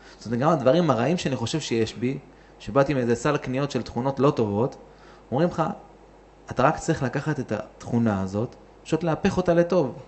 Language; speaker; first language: Hebrew; native; Hebrew